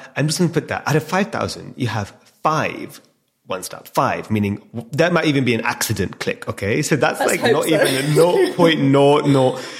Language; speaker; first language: English; native; English